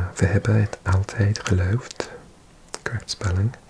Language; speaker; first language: Dutch; non-native, learner; English